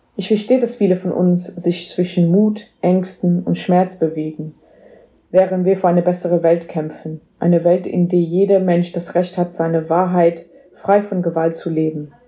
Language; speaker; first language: German; non-native, fluent; English